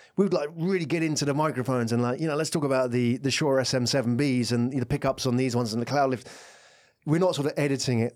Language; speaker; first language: English; native; English